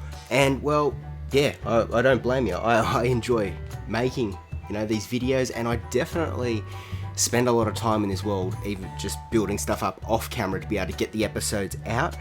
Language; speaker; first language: English; native; English